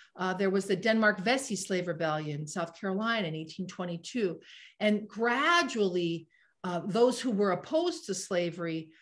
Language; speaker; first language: English; native; English